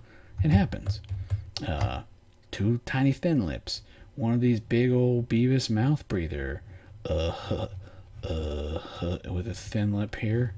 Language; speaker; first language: English; native; English